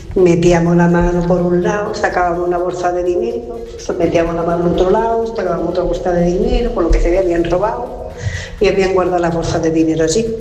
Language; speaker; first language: Spanish; native; Spanish